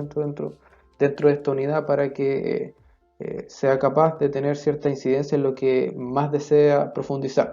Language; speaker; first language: Spanish; native; Spanish